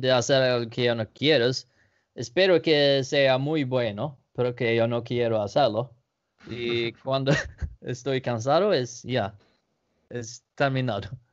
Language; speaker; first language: Spanish; non-native, learner; Danish